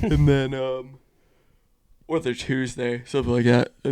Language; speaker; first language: English; native; English